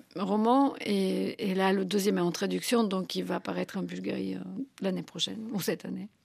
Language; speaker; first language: French; non-native, fluent; Bulgarian